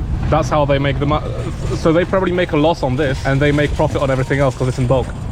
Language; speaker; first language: English; non-native, fluent; Polish